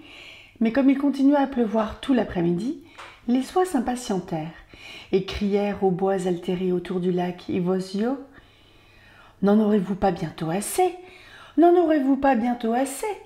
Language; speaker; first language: French; native; French